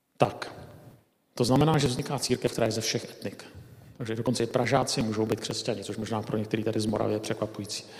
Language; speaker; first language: Czech; native; Czech